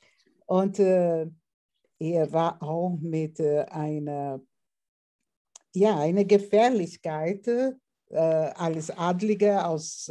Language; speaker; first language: German; non-native, fluent; Portuguese